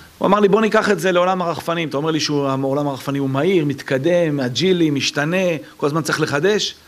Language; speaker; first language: Hebrew; native; Hebrew